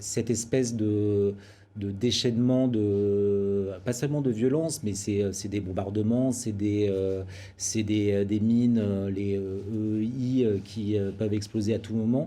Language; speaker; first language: French; native; French